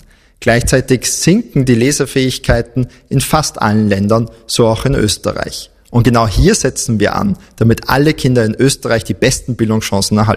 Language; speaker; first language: German; native; German